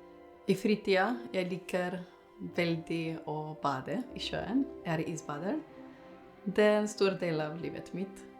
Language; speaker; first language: Norwegian; non-native, fluent; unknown